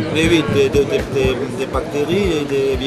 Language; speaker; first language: French; non-native, fluent; German